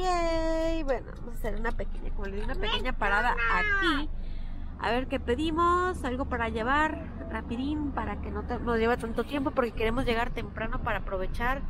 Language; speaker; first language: Spanish; native; Spanish